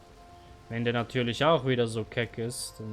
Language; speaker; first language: German; native; German